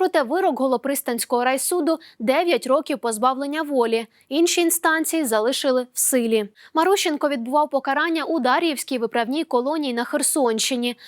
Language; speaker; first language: Ukrainian; native; Ukrainian